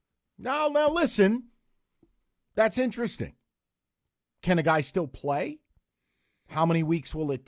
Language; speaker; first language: English; native; English